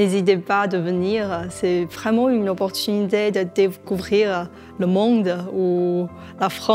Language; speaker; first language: French; non-native, fluent; Chinese